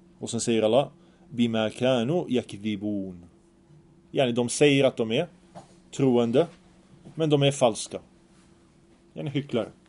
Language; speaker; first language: Swedish; early bilingual, other home language; Arabic